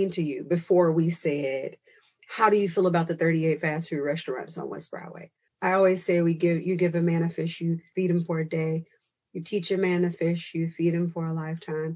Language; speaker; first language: English; native; English